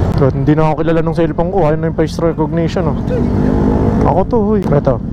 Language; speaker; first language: Filipino; native; Filipino